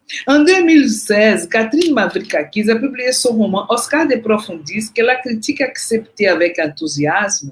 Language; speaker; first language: French; non-native, fluent; Portuguese